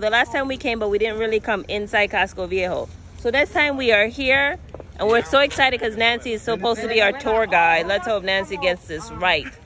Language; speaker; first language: English; early bilingual, other home language; Spanish